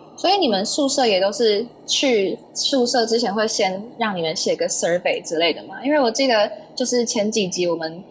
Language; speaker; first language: Chinese; native; Chinese